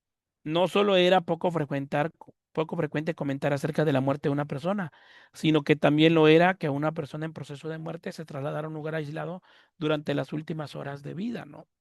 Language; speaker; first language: Spanish; native; Spanish